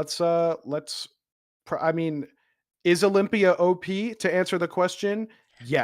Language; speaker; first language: English; native; English